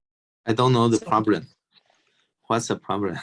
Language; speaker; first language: English; non-native, fluent; Chinese